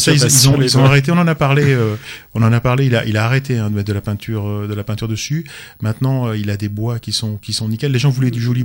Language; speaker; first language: French; native; French